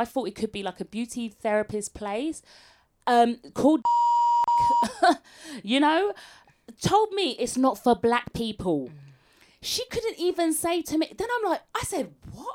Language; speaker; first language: English; native; English